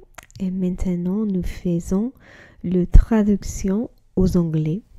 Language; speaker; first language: French; non-native, learner; English